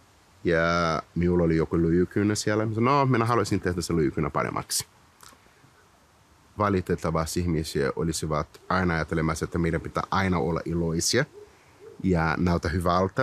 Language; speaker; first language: Finnish; non-native, fluent; Portuguese